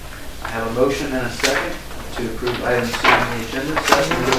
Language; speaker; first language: English; native; English